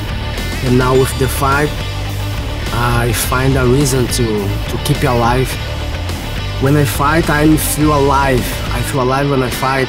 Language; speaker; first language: English; non-native, fluent; Portuguese